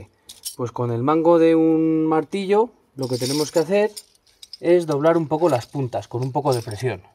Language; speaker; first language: Spanish; native; Spanish